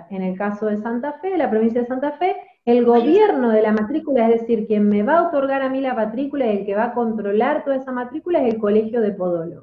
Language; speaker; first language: Spanish; native; Spanish